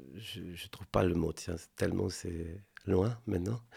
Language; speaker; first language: French; non-native, fluent; Spanish